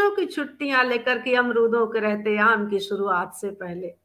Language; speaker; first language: Hindi; native; Hindi